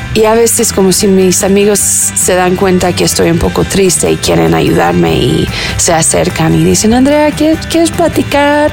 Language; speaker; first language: Spanish; early bilingual, heritage; Spanish